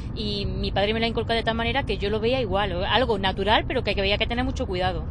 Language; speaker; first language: Spanish; native; Spanish